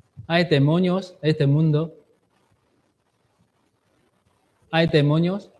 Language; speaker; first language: Spanish; non-native, fluent; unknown